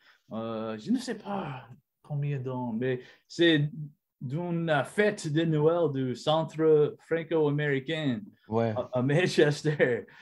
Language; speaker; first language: French; non-native, learner; English